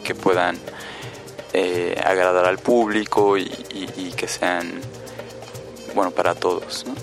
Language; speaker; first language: Spanish; native; Spanish